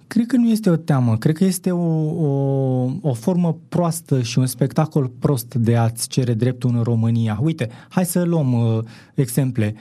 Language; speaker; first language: Romanian; native; Romanian